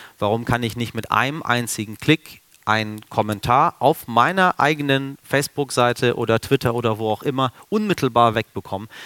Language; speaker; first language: German; early bilingual, other home language; Persian